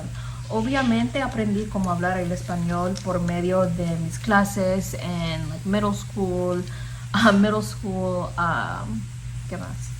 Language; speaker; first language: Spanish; non-native, fluent; English